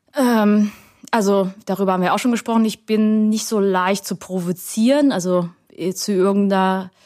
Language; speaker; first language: German; early bilingual, other home language; Vietnamese